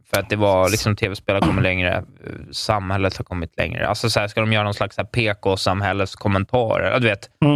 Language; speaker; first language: Swedish; native; Swedish